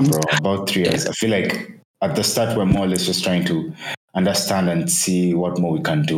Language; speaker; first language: English; non-native, local second language; Ganda